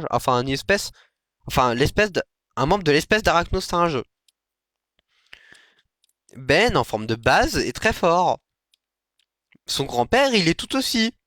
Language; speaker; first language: French; native; French